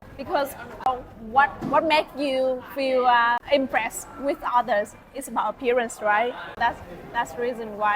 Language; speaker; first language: English; non-native, learner; Vietnamese